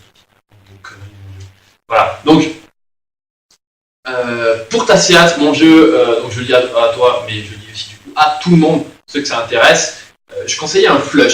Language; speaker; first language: French; native; French